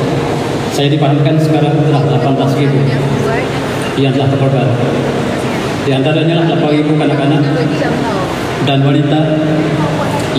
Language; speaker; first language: Malay; native; Malay